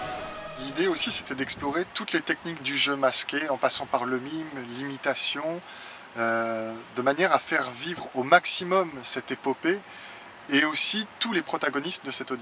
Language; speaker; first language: French; native; French